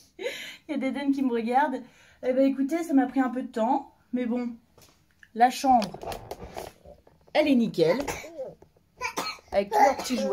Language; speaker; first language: French; native; French